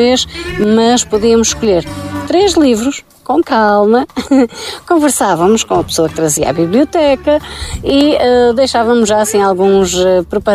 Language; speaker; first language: Portuguese; native; Portuguese